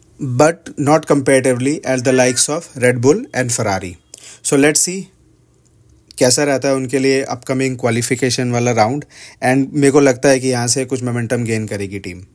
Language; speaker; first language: Hindi; native; Hindi